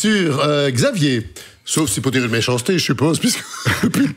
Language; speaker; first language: French; native; French